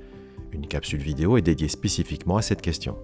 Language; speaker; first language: French; native; French